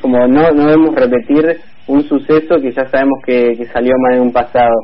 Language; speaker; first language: Spanish; native; Spanish